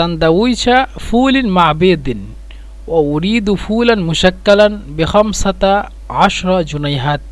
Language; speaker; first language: Arabic; non-native, fluent; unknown